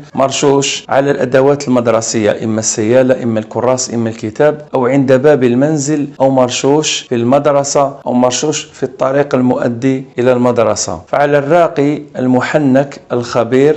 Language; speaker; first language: Arabic; native; Arabic